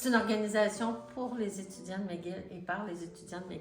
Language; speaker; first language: French; native; French